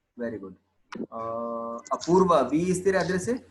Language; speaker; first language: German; non-native, learner; Hindi